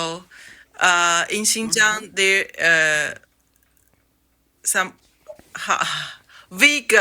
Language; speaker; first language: English; non-native, learner; Chinese